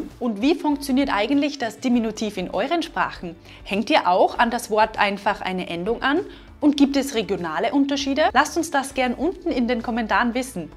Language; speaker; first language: German; native; German